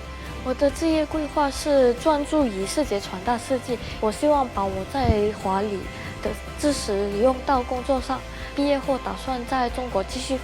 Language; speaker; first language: Chinese; non-native, fluent; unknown